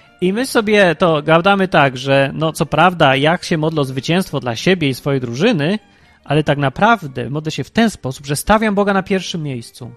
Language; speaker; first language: Polish; early bilingual, heritage; Polish